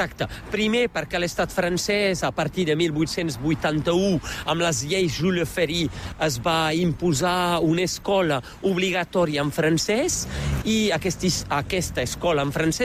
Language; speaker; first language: Catalan; native; Catalan